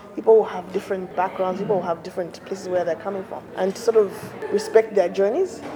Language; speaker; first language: English; non-native, local second language; Bemba